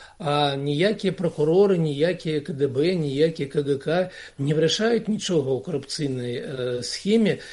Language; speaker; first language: Belarusian; non-native, local second language; Russian